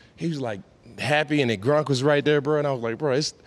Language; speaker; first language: English; native; English